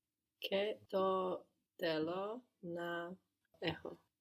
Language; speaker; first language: Greek; non-native, learner; English